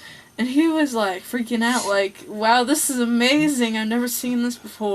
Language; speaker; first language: English; native; English